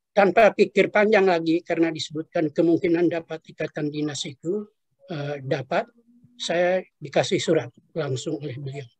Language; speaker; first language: Indonesian; non-native, local second language; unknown